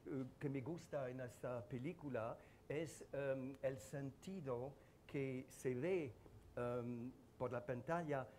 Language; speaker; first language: Spanish; non-native, learner; French